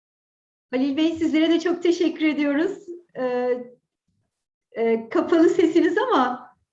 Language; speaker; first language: Turkish; native; Turkish